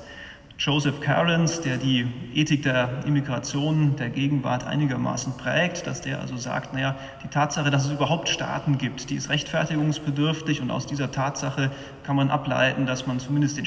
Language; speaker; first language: German; native; German